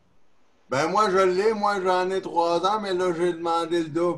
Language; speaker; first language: French; native; French